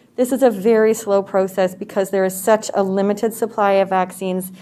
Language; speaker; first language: English; native; English